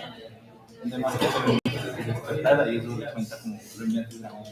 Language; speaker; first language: Spanish; native; Spanish